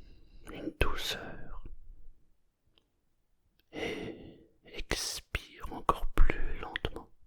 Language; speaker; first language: French; native; French